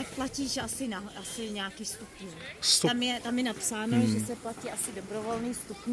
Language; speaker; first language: Czech; native; Czech